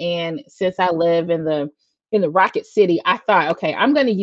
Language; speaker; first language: English; native; English